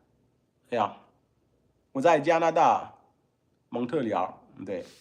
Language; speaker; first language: Chinese; non-native, learner; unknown